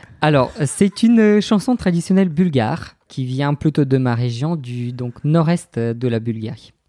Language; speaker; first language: French; non-native, fluent; Bulgarian